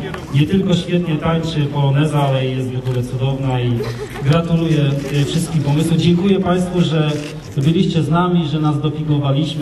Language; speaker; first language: Polish; native; Polish